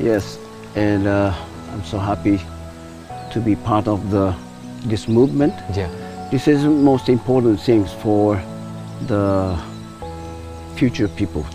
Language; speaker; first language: English; non-native, learner; Japanese